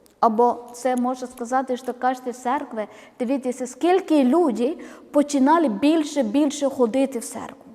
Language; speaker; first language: Ukrainian; non-native, learner; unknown